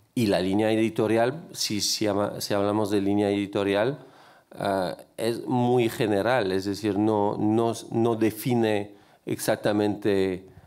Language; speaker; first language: Spanish; non-native, fluent; French